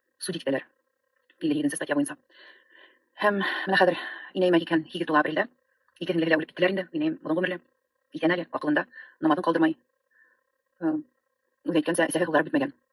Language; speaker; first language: Tatar; non-native, local second language; Bashkir